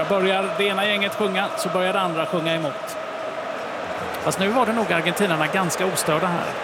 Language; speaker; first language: Swedish; native; Swedish